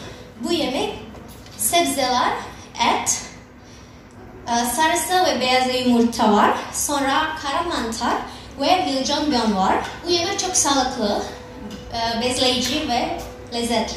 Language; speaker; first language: Turkish; non-native, learner; Indonesian